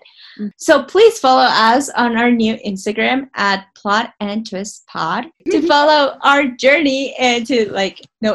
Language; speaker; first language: English; non-native, fluent; Spanish